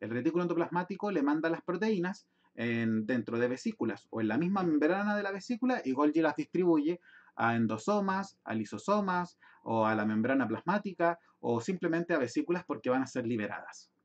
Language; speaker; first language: Spanish; native; Spanish